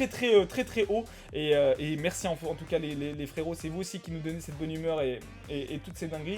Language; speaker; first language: French; native; French